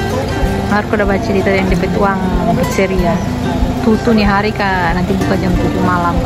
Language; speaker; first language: Indonesian; non-native, local second language; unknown